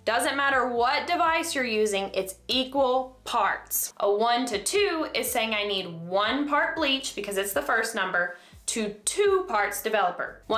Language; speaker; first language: English; native; English